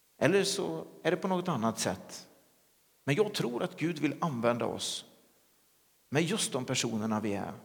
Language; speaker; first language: Swedish; native; Swedish